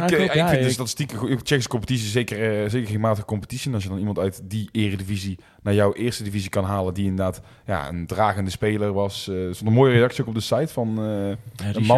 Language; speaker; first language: Dutch; native; Dutch